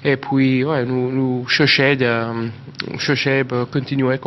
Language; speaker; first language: French; non-native, learner; English